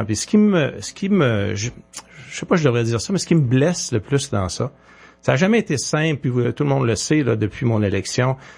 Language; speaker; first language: French; native; French